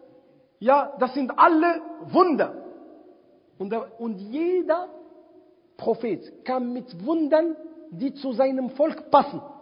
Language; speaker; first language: German; non-native, fluent; Arabic